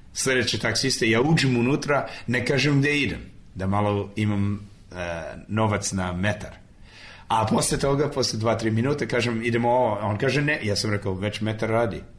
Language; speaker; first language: Serbian; early bilingual, other home language; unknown